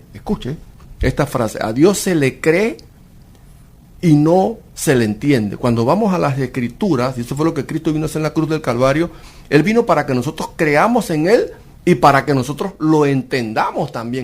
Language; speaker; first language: Spanish; native; Spanish